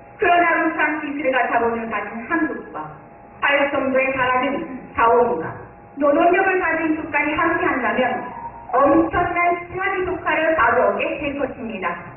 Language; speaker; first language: Korean; non-native, fluent; Japanese